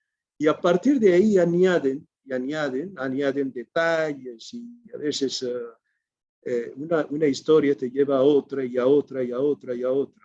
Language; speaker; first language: Spanish; non-native, fluent; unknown